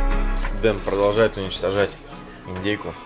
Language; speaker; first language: Russian; native; Russian